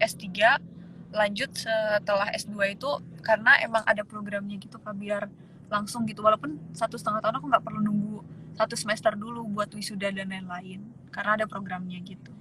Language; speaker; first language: Indonesian; native; Indonesian